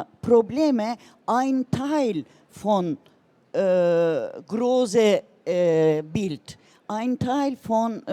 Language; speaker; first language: German; non-native, learner; Turkish